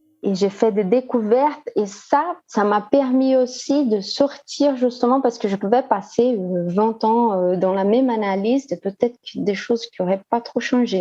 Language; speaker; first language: French; non-native, fluent; Portuguese